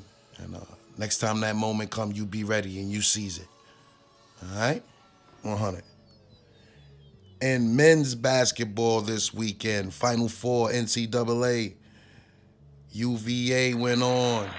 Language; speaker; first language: English; native; English